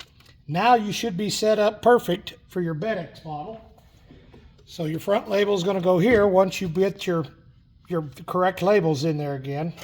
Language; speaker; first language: English; native; English